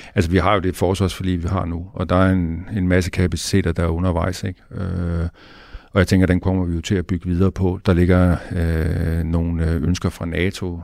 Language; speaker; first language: Danish; native; Danish